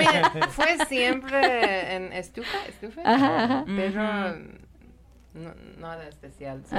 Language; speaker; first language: Spanish; non-native, learner; Persian